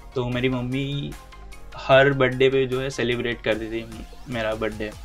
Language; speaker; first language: Hindi; non-native, local second language; Gujarati